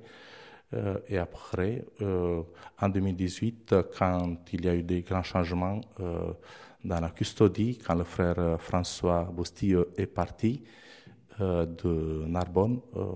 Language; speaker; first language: French; non-native, fluent; Romanian